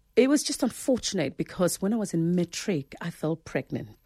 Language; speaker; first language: English; non-native, local second language; Zulu